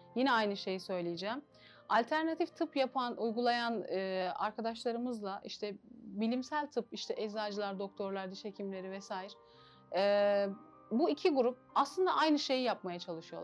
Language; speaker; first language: Turkish; native; Turkish